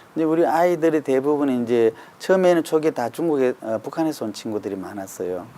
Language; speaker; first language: Korean; native; Korean